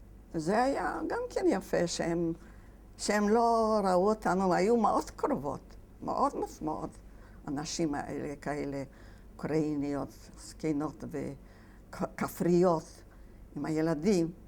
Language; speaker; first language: Hebrew; non-native, fluent; Polish